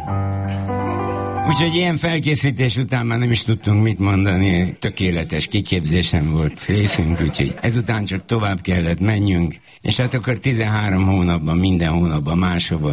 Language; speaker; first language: Hungarian; native; Hungarian